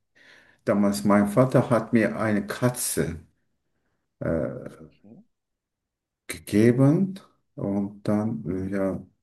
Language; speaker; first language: German; non-native, learner; Turkish